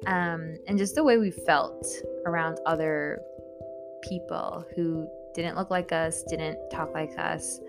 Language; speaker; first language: English; early bilingual, other home language; Spanish